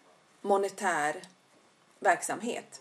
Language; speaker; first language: Swedish; non-native, fluent; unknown